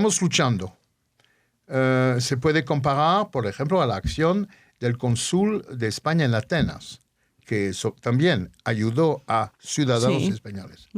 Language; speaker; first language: Spanish; early bilingual, heritage; Ladino